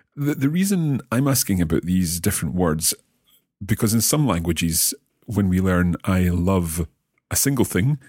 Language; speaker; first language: English; native; English